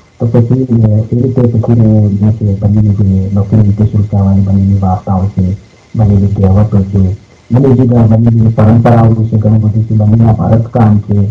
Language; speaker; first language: Gujarati; non-native, local second language; Sindhi